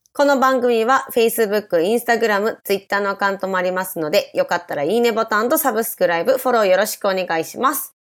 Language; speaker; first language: Japanese; native; Japanese